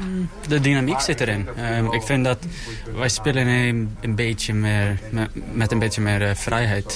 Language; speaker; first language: Dutch; non-native, learner; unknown